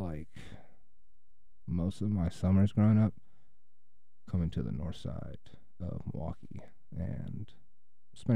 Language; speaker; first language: English; native; English